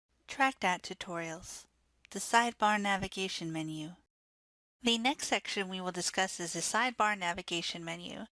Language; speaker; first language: English; native; English